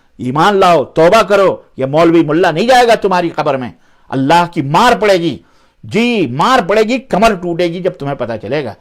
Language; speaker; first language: Urdu; native; Urdu